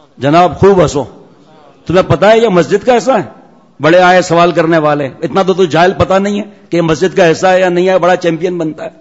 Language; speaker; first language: Urdu; non-native, local second language; Memoni